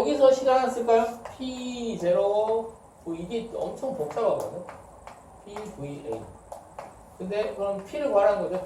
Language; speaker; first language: Korean; native; Korean